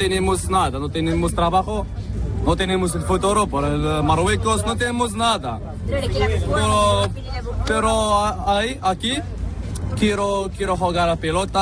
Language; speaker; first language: Spanish; non-native, learner; Arabic